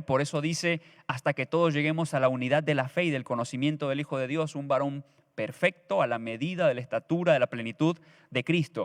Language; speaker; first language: Spanish; native; Spanish